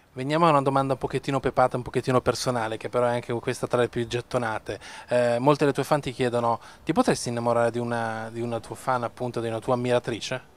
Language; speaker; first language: Italian; native; Italian